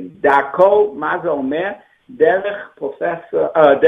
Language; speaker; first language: Hebrew; non-native, fluent; English